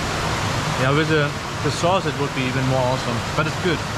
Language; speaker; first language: English; non-native, fluent; German